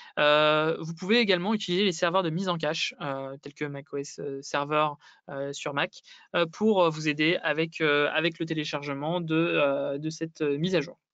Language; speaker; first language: French; native; French